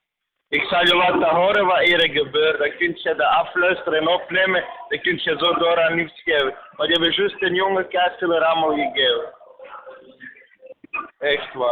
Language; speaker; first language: Dutch; non-native, fluent; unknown